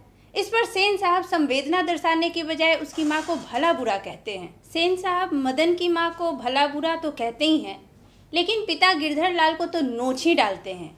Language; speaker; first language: Hindi; native; Hindi